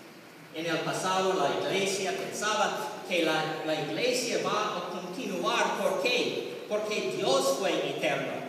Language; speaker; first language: Spanish; non-native, learner; English